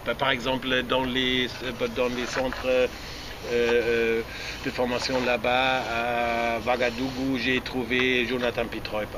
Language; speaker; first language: French; non-native, fluent; German